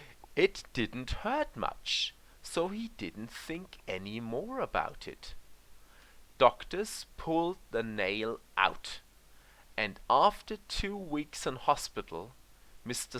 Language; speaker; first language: English; non-native, fluent; German